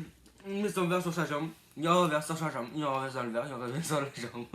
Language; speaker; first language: French; native; French